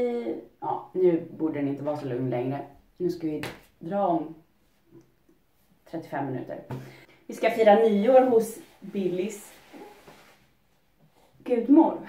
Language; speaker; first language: Swedish; native; Swedish